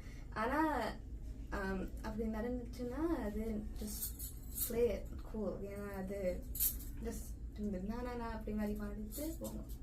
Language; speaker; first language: Tamil; early bilingual, heritage; Tamil